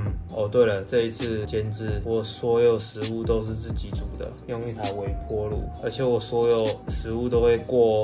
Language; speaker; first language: Chinese; native; Chinese